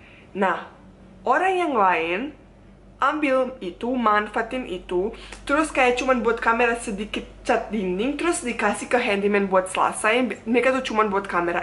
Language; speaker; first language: Indonesian; non-native, fluent; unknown